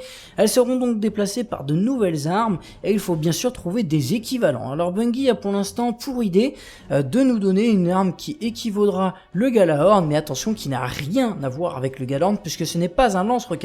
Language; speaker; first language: French; native; French